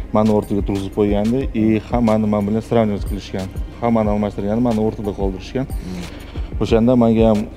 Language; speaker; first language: Uzbek; non-native, local second language; Russian